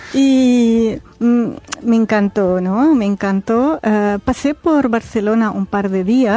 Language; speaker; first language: Spanish; non-native, fluent; Arabic